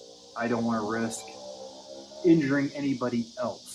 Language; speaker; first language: English; native; English